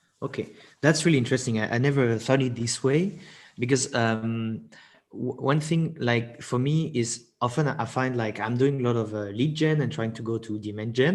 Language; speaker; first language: English; non-native, fluent; French